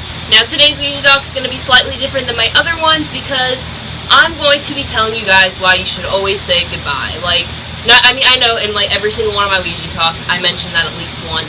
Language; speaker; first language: English; native; English